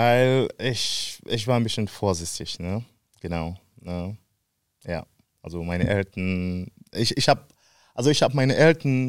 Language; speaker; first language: German; non-native, fluent; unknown